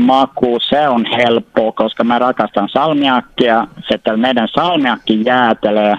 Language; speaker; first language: Finnish; non-native, local second language; Swedish